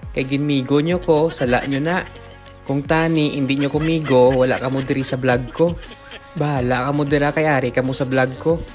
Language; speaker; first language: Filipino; non-native, local second language; Hiligaynon